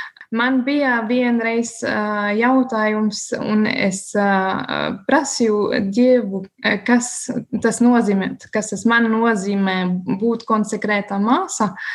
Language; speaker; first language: Latvian; non-native, learner; German